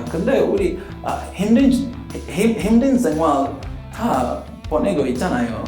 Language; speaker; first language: Korean; non-native, fluent; Swahili